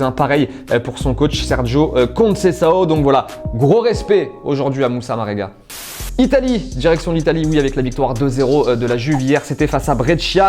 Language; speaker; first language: French; native; French